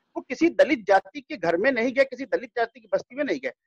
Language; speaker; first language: Hindi; native; Hindi